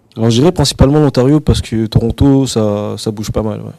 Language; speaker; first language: French; native; French